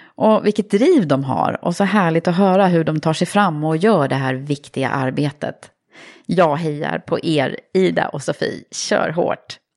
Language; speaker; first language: Swedish; native; Swedish